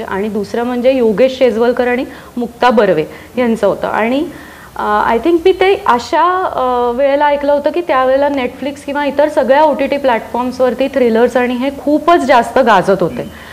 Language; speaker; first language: Marathi; native; Marathi